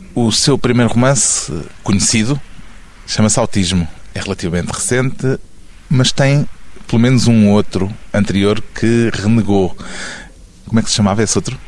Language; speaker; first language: Portuguese; native; Portuguese